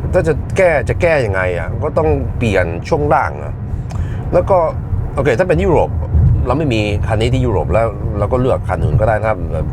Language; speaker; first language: Thai; non-native, fluent; Norwegian